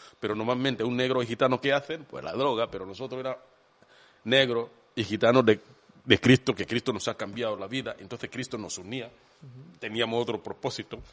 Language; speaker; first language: Spanish; non-native, fluent; Swahili